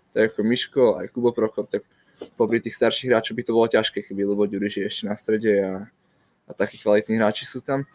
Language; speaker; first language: Slovak; native; Slovak